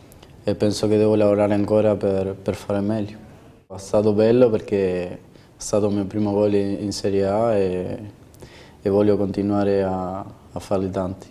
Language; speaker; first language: Italian; non-native, fluent; Spanish